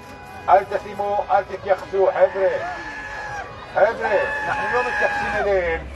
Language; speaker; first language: Hebrew; non-native, local second language; Arabic